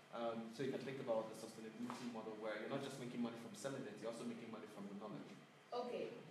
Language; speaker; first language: English; non-native, fluent; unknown